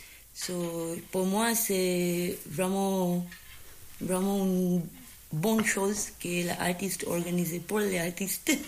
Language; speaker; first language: French; non-native, learner; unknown